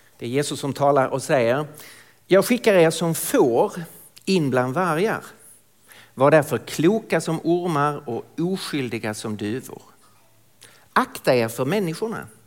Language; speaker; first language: Swedish; native; Swedish